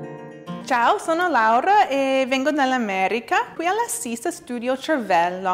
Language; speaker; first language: Italian; non-native, learner; English